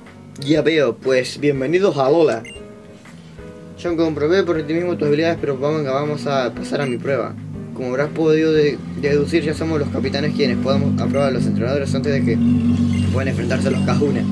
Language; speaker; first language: Spanish; native; Spanish